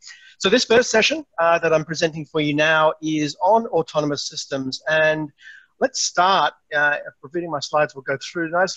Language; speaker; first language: English; native; English